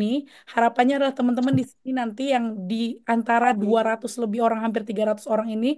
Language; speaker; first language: Indonesian; native; Indonesian